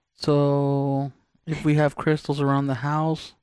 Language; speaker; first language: English; non-native, fluent; Spanish